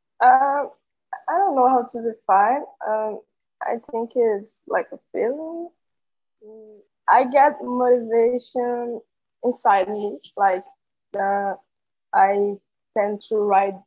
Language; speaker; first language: English; non-native, learner; Portuguese